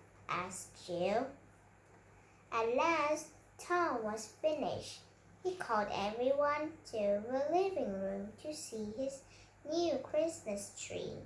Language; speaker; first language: English; non-native, learner; Vietnamese